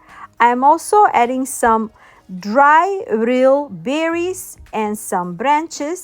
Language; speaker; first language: English; non-native, fluent; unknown